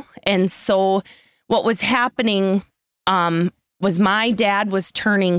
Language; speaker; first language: English; native; English